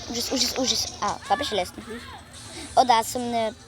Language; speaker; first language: Bulgarian; early bilingual, heritage; Bulgarian